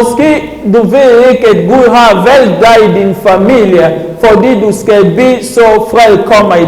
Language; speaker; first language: Swedish; non-native, learner; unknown